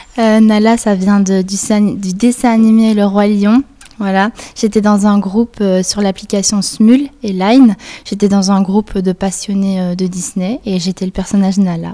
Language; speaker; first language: French; early bilingual, other home language; Spanish